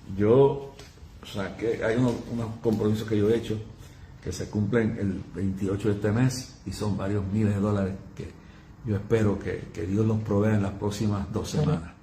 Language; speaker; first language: Spanish; native; Spanish